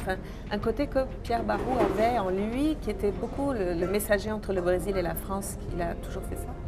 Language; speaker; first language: French; non-native, fluent; Portuguese